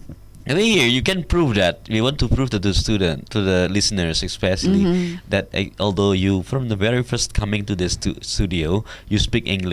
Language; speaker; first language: English; non-native, learner; Indonesian